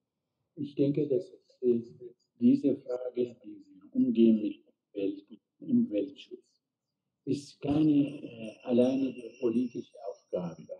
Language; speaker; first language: German; non-native, fluent; Arabic